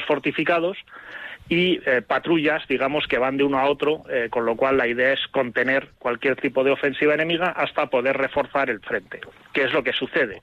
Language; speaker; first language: Spanish; native; Spanish